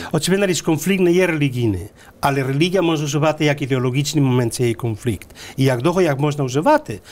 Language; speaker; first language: Ukrainian; non-native, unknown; Spanish